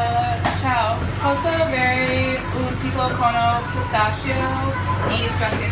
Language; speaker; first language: Italian; non-native, learner; English